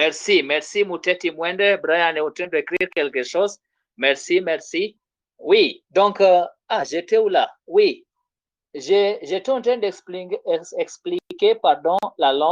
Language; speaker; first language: French; non-native, fluent; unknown